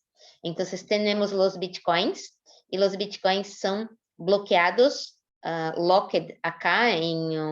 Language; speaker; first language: Spanish; non-native, fluent; Portuguese